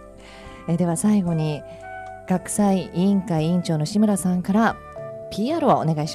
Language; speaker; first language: Japanese; native; Japanese